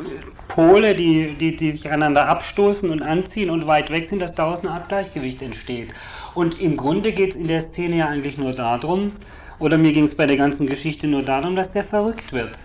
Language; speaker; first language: German; native; German